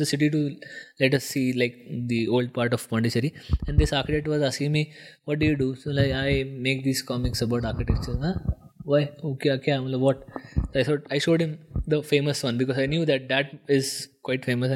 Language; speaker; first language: English; non-native, local second language; Marathi